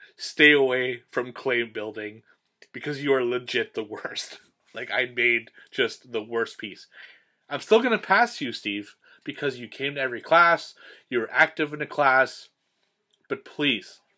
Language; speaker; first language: English; native; English